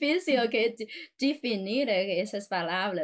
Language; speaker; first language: Portuguese; non-native, fluent; Chinese